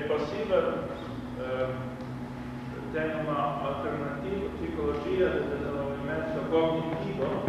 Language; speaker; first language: Portuguese; non-native, learner; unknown